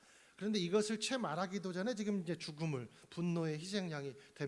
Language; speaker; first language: Korean; native; Korean